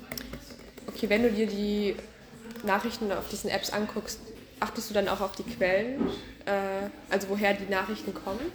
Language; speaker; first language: German; native; German